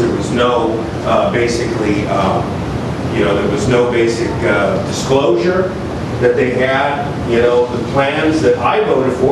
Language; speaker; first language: English; native; English